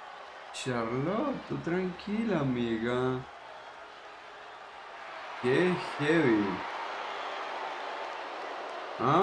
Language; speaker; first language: Spanish; native; Spanish